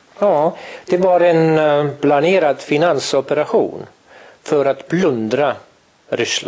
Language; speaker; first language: Swedish; non-native, fluent; Estonian